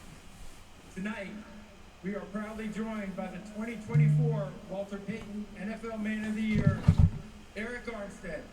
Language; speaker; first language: English; native; English